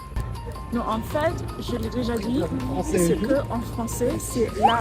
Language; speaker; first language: French; non-native, fluent; German